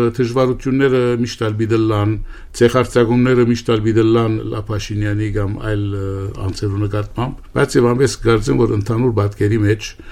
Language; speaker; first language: Armenian; early bilingual, heritage; Armenian